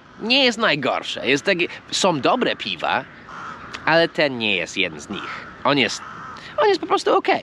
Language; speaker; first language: Polish; non-native, fluent; English